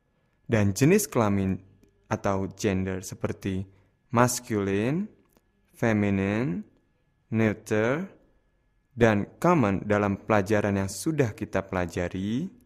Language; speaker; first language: Indonesian; native; Indonesian